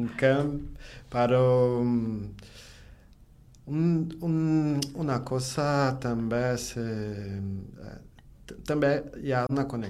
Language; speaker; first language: Catalan; non-native, learner; Portuguese